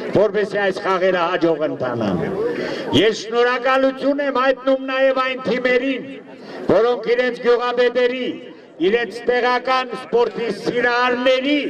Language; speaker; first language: Armenian; native; Armenian